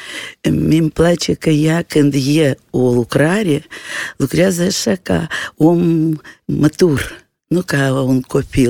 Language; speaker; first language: Romanian; non-native, local second language; Russian